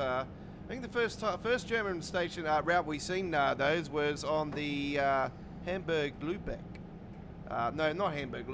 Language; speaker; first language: English; native; English